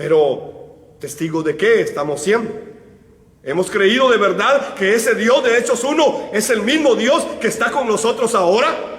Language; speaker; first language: Spanish; native; Spanish